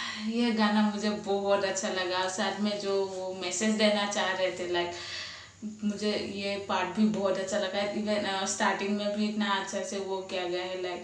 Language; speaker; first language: Hindi; non-native, local second language; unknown